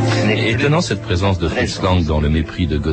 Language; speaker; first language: French; native; French